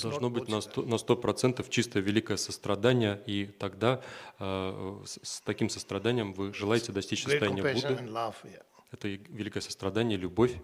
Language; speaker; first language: Russian; native; Russian